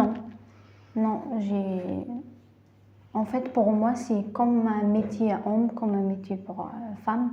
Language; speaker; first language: French; non-native, learner; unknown